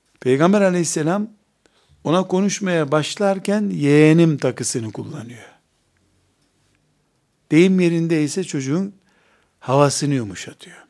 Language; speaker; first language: Turkish; native; Turkish